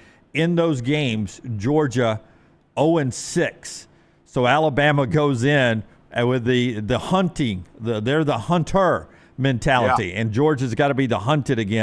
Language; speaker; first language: English; native; English